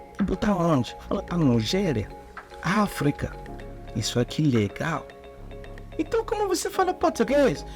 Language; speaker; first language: Portuguese; non-native, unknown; Igbo